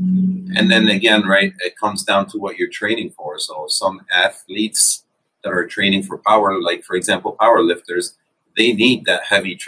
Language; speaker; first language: English; non-native, fluent; Arabic